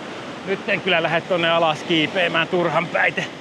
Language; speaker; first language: Finnish; native; Finnish